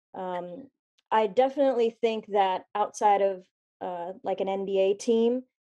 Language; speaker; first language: English; native; English